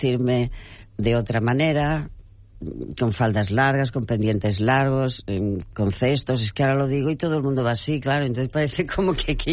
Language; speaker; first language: Catalan; non-native, local second language; Spanish